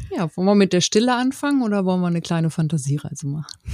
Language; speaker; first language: German; native; German